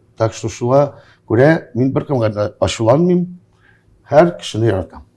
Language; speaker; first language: Tatar; non-native, local second language; Russian